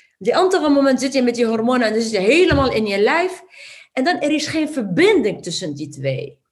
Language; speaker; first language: Dutch; non-native, fluent; Arabic